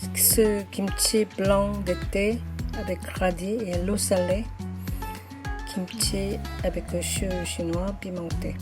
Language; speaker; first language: French; non-native, fluent; Korean